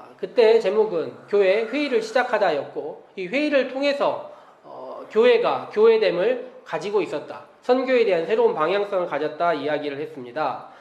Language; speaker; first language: Korean; native; Korean